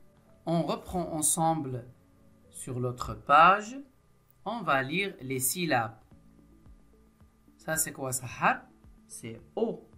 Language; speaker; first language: French; non-native, local second language; Arabic